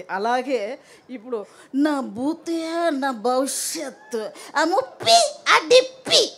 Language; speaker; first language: Telugu; non-native, fluent; Tamil